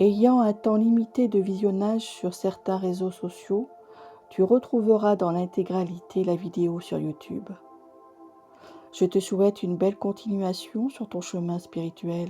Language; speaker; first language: French; native; French